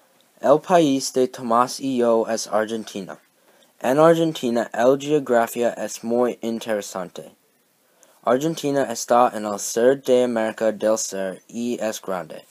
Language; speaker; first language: Spanish; non-native, learner; English